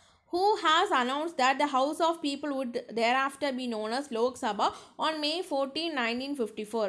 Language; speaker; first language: English; non-native, local second language; Tamil